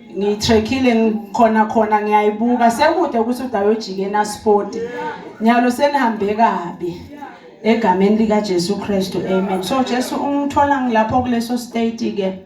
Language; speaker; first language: Zulu; non-native, local second language; Swati